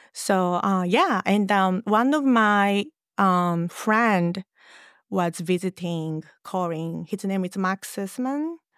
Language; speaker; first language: English; non-native, fluent; Japanese